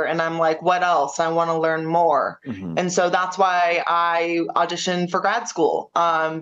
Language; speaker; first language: English; native; English